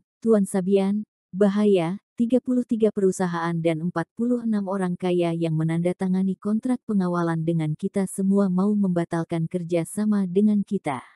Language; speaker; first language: Indonesian; native; Indonesian